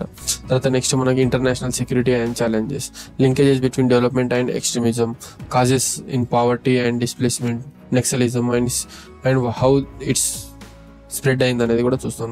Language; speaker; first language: Telugu; native; Telugu